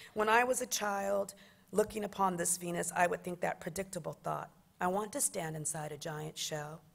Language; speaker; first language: English; native; English